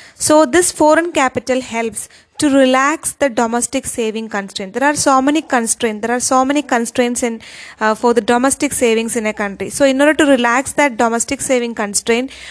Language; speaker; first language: English; non-native, local second language; Malayalam